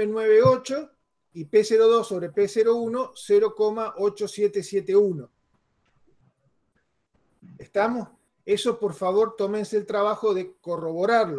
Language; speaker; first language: Spanish; native; Spanish